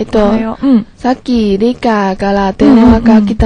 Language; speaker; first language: Japanese; non-native, learner; Chinese